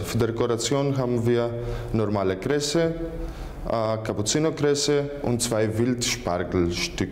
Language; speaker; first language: German; non-native, fluent; Greek